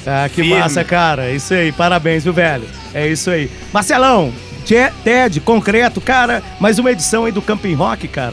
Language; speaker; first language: Portuguese; native; Portuguese